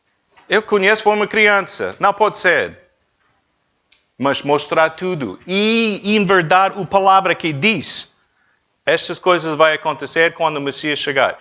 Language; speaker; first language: Portuguese; non-native, learner; English